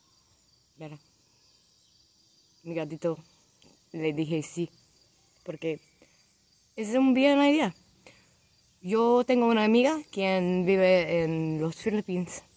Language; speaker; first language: Spanish; non-native, learner; English